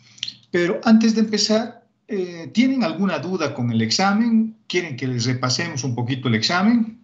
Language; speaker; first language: Spanish; native; Spanish